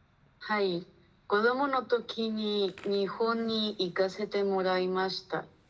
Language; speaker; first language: Japanese; non-native, learner; Spanish